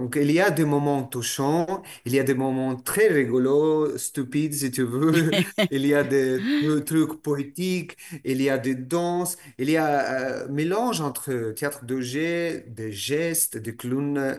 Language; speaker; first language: French; non-native, fluent; Russian